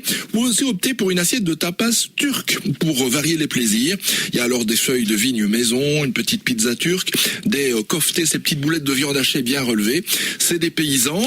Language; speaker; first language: French; native; French